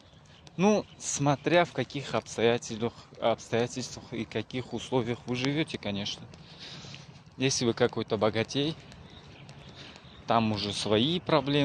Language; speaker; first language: Russian; non-native, local second language; Uzbek